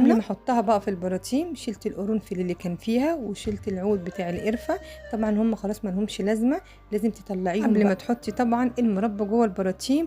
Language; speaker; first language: Arabic; native; Arabic